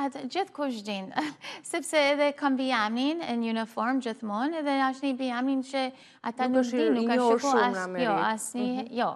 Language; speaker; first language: Albanian; early bilingual, heritage; Albanian